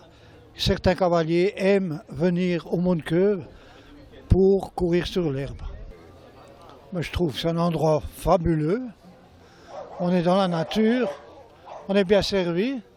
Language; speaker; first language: French; native; French